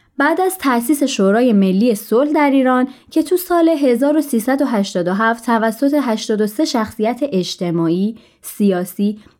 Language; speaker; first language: Persian; native; Persian